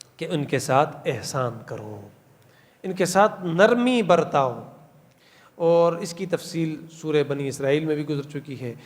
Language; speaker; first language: Urdu; non-native, local second language; Pashto